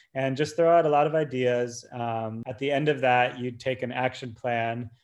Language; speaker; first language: English; native; English